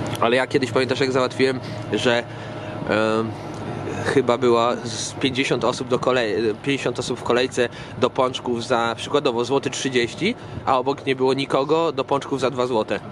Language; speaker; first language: Polish; native; Polish